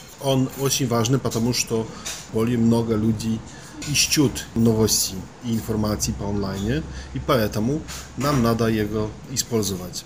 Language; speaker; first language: Russian; non-native, fluent; Polish